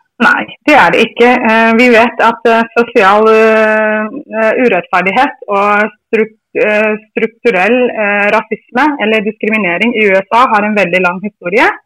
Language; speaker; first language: Norwegian; non-native, fluent; English